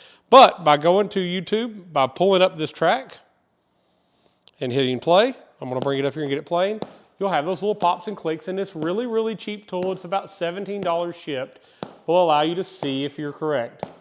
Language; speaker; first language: English; native; English